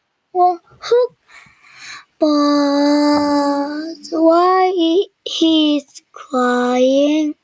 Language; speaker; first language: English; non-native, learner; Korean